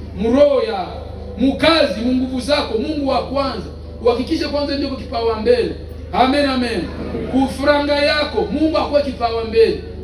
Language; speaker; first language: Swahili; native; Swahili